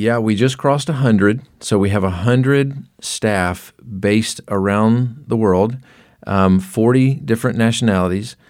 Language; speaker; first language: English; native; English